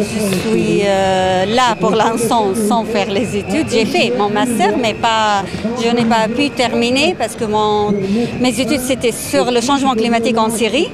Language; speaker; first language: French; non-native, fluent; Arabic